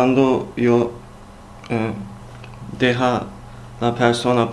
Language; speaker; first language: Spanish; non-native, learner; Turkish